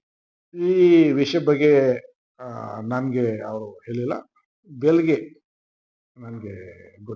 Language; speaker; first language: Kannada; non-native, fluent; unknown